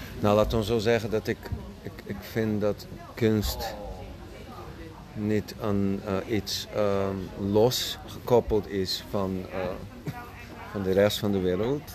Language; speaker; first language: Dutch; non-native, fluent; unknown